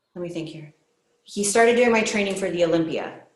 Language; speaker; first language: English; native; English